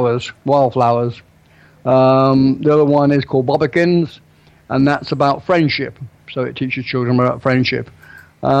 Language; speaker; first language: English; native; English